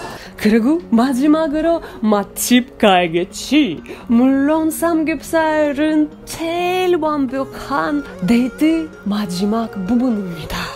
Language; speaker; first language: Korean; non-native, learner; Russian